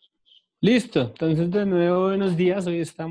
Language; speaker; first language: Spanish; native; Spanish